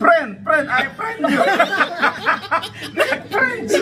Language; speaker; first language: English; non-native, local second language; Filipino